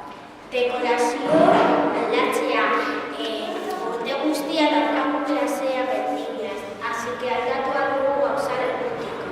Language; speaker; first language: Basque; non-native, local second language; Spanish